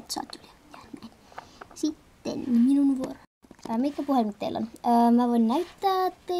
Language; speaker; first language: Finnish; native; Finnish